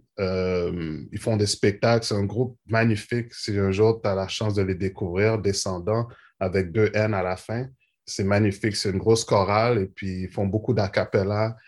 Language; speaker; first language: French; native; French